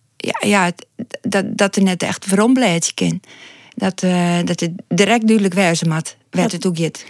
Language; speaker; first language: Dutch; non-native, local second language; Western Frisian